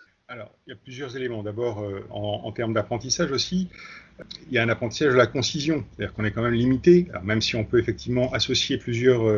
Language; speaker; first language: French; native; French